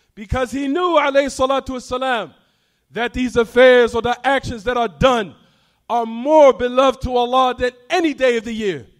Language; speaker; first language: English; native; English